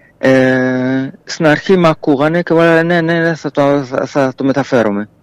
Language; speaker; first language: Greek; non-native, fluent; Arabic